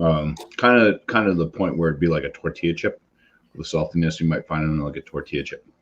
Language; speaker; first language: English; native; English